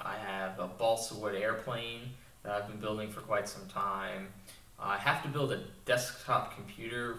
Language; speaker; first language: English; native; English